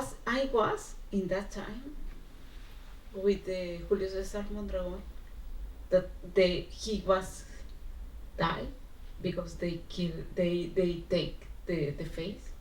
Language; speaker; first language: English; non-native, learner; Spanish